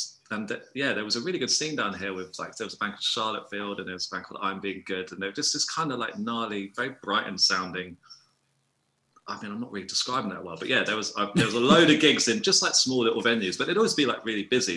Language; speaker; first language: English; native; English